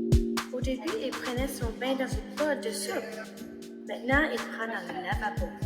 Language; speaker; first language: French; non-native, local second language; English